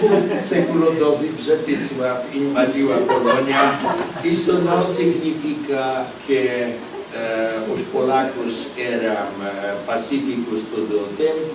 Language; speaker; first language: Portuguese; non-native, fluent; Polish